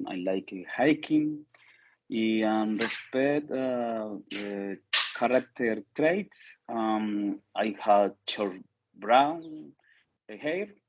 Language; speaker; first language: English; non-native, learner; Spanish